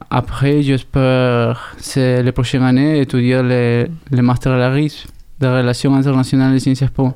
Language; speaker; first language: French; non-native, learner; Spanish